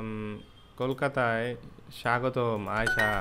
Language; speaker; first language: English; non-native, learner; Bangla